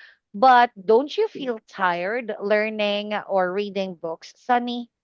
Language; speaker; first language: English; non-native, fluent; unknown